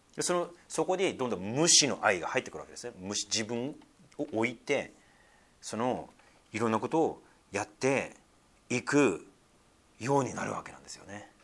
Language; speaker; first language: Japanese; native; Japanese